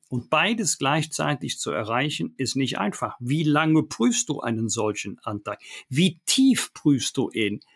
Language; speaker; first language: German; native; German